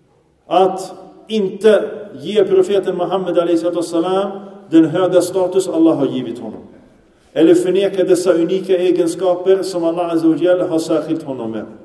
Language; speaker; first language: Swedish; early bilingual, other home language; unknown